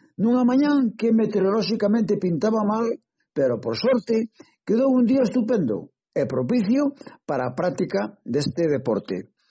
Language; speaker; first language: Galician; native; Galician